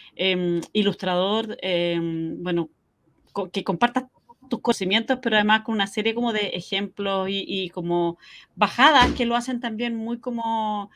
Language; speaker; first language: Spanish; native; Spanish